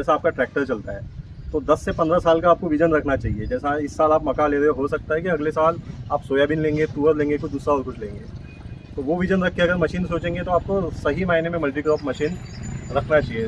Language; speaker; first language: Hindi; non-native, local second language; Marathi